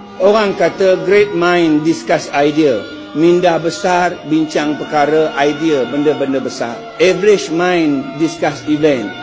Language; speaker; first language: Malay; non-native, local second language; Chinese